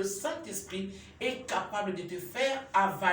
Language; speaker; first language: French; non-native, local second language; Lingala